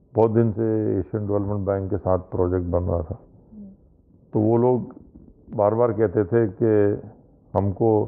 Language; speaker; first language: Hindi; native; Hindi